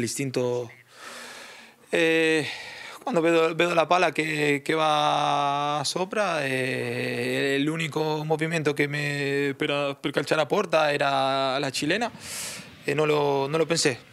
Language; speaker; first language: Italian; non-native, learner; Spanish